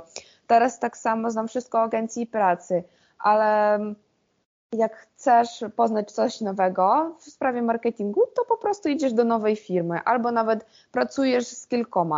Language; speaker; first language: Polish; non-native, fluent; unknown